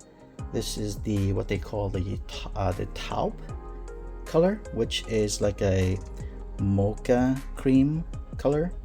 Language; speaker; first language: English; native; English